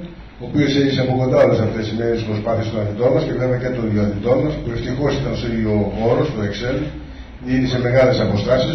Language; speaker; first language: Greek; native; Greek